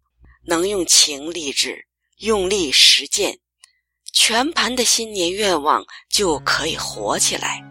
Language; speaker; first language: Chinese; native; Chinese